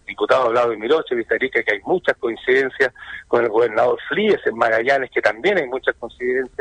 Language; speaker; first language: Spanish; native; Spanish